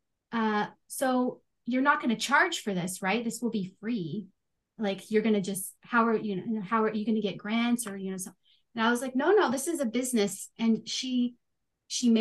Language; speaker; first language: English; native; English